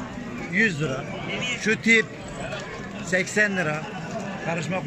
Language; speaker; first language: Turkish; native; Turkish